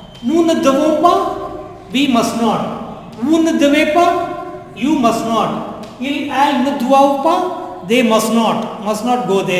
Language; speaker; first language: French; non-native, learner; Tamil